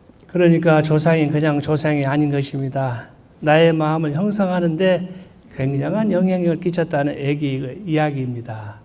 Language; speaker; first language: Korean; native; Korean